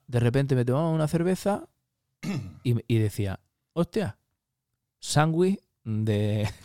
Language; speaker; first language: Spanish; native; Spanish